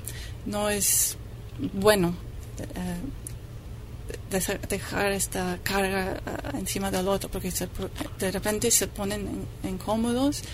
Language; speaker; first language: Spanish; non-native, fluent; English